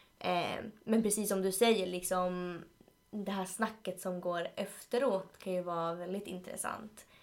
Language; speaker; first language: Swedish; early bilingual, other home language; Spanish